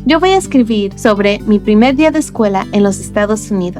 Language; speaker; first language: Spanish; early bilingual, other home language; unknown